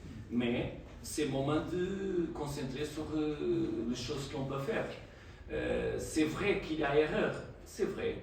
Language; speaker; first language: French; non-native, learner; Portuguese